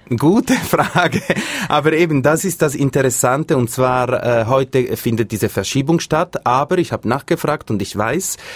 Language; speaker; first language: German; non-native, local second language; Italian